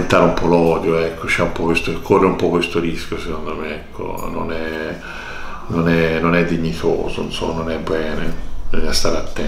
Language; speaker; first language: Italian; native; Italian